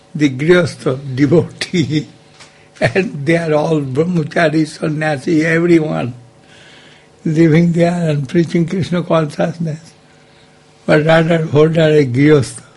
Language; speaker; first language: English; non-native, local second language; Bangla